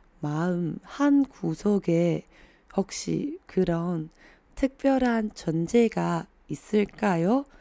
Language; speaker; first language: Korean; non-native, fluent; Chinese